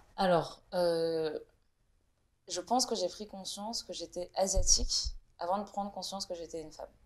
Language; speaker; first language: French; early bilingual, other home language; Vietnamese